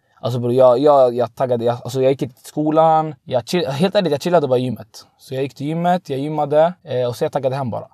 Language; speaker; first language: Swedish; early bilingual, other home language; Arabic